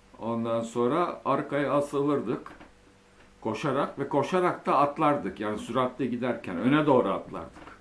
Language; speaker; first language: Turkish; early bilingual, other home language; Finnish